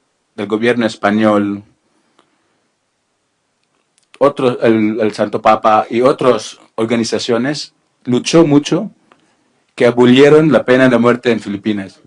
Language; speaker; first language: Spanish; non-native, learner; Filipino